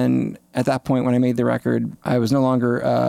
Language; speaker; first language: English; native; English